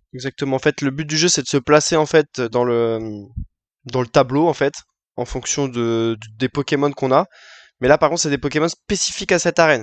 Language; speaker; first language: French; native; French